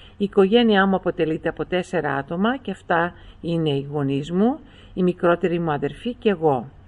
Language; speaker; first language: Greek; early bilingual, heritage; Greek